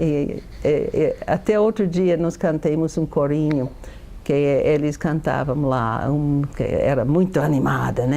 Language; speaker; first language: Portuguese; non-native, fluent; English